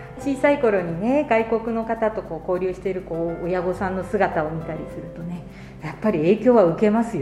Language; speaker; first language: Japanese; native; Japanese